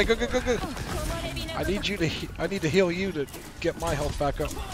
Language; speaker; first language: English; native; English